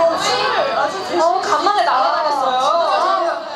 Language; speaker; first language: Korean; native; Korean